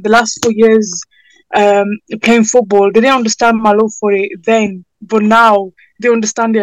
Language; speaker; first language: English; native; English